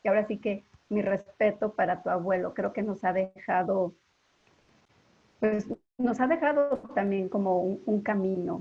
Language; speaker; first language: Spanish; native; Spanish